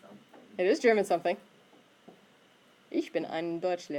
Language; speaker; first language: German; non-native, fluent; English